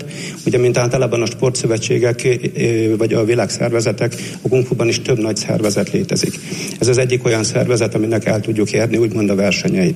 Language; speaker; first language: Hungarian; native; Hungarian